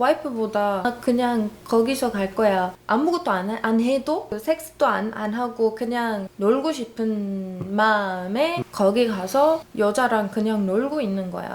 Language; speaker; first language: Korean; non-native, learner; Arabic